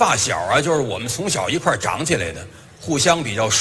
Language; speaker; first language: Chinese; native; Chinese